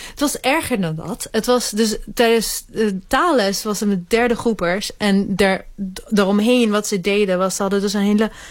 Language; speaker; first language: Dutch; early bilingual, other home language; Hebrew